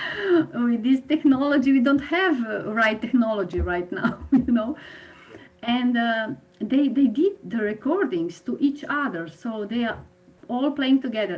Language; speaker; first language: English; non-native, fluent; Slovenian